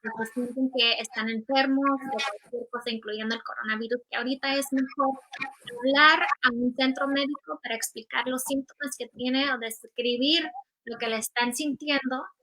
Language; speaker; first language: Spanish; early bilingual, heritage; Spanish